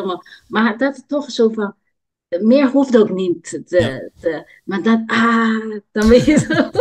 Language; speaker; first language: Dutch; non-native, learner; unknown